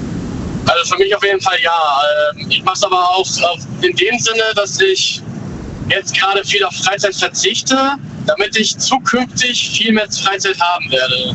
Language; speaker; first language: German; native; German